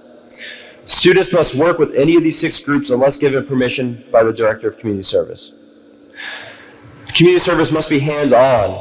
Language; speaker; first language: English; native; English